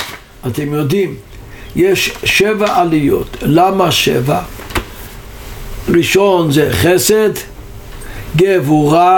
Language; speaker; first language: Hebrew; non-native, local second language; Yiddish